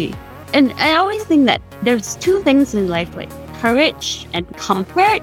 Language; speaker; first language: English; non-native, local second language; Cantonese